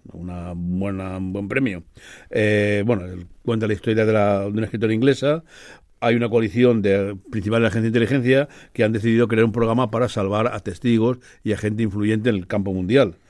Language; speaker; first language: Spanish; native; Spanish